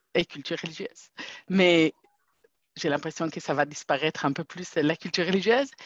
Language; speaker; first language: French; non-native, fluent; Hebrew